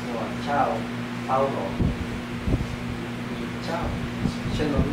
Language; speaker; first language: Chinese; non-native, learner; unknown